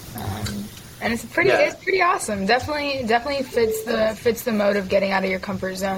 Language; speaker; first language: English; native; English